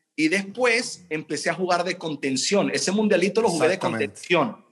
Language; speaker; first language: Spanish; early bilingual, other home language; Italian